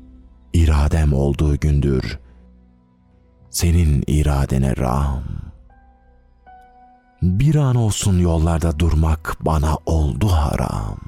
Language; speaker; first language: Turkish; native; Turkish